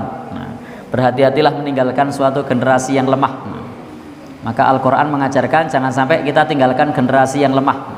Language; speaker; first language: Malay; non-native, local second language; Javanese